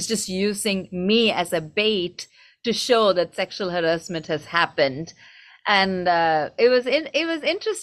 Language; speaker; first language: English; non-native, local second language; Tamil